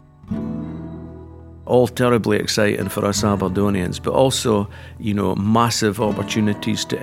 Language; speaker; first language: English; native; English